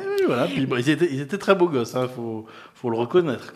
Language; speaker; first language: French; native; French